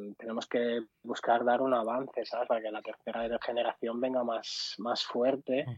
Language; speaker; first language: Spanish; early bilingual, other home language; Arabic